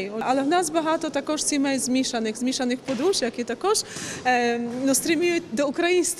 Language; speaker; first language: Ukrainian; early bilingual, heritage; Ukrainian